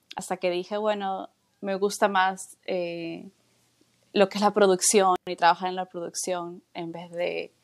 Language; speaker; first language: Spanish; native; Spanish